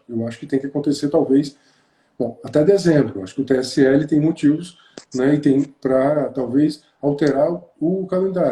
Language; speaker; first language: Portuguese; native; Portuguese